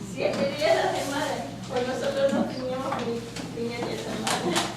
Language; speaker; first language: Spanish; non-native, learner; English